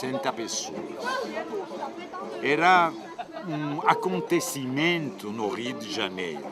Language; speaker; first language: Portuguese; non-native, fluent; French